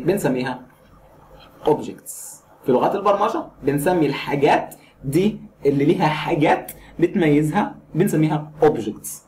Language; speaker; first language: Arabic; native; Arabic